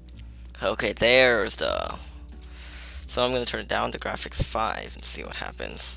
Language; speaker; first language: English; native; English